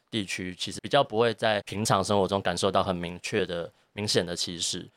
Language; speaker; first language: Chinese; native; Chinese